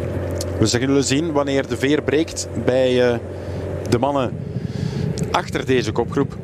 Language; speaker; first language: Dutch; native; Dutch